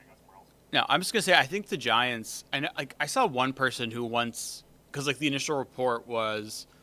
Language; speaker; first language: English; native; English